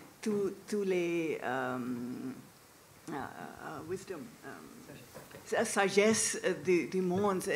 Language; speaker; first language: French; non-native, fluent; English